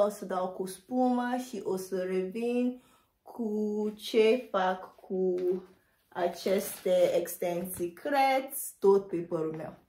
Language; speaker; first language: Romanian; non-native, fluent; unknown